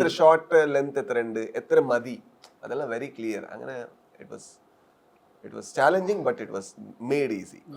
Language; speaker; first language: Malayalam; non-native, learner; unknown